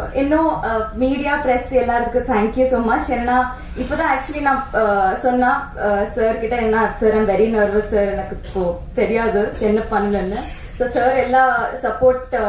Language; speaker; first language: Tamil; non-native, learner; Telugu